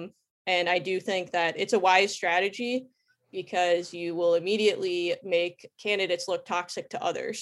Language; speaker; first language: English; native; English